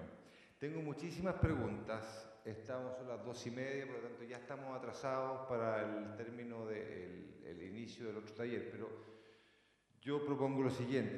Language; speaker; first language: Spanish; native; Spanish